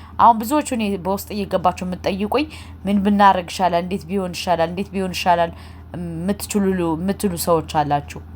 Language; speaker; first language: Amharic; native; Amharic